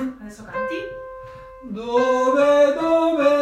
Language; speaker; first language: Italian; non-native, learner; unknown